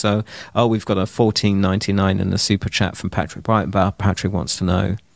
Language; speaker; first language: English; native; English